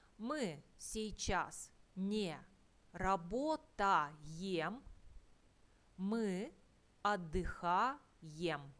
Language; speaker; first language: Russian; non-native, fluent; Turkish